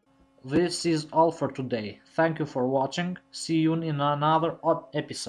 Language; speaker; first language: English; non-native, fluent; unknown